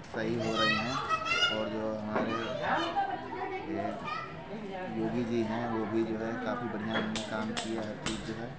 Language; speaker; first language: Hindi; native; Hindi